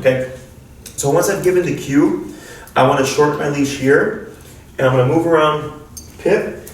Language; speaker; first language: English; native; English